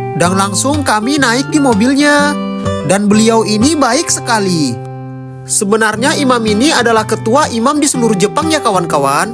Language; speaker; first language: Indonesian; native; Indonesian